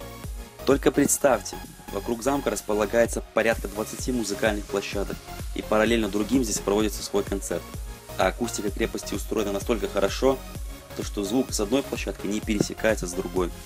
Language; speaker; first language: Russian; native; Russian